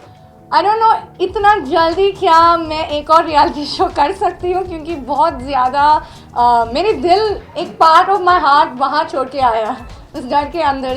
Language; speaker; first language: Hindi; non-native, local second language; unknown